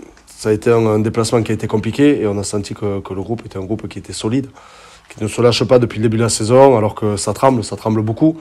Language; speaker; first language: French; native; French